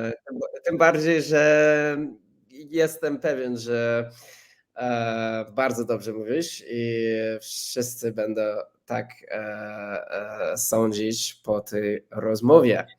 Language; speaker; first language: Polish; non-native, fluent; English